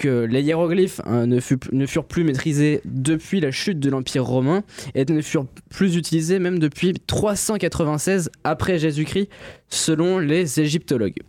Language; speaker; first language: French; native; French